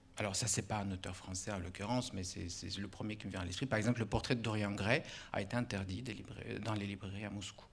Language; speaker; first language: French; non-native, fluent; Russian